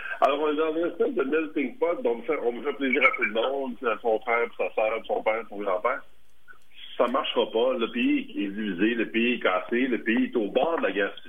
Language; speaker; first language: French; native; French